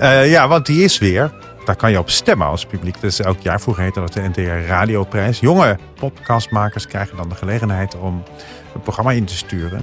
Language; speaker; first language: Dutch; native; Dutch